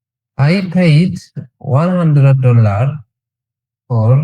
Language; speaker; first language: English; non-native, learner; Tigrinya